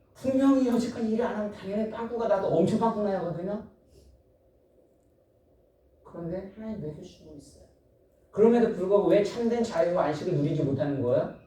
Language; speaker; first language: Korean; native; Korean